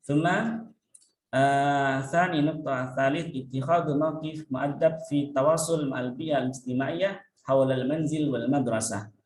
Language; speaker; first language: Arabic; non-native, fluent; Indonesian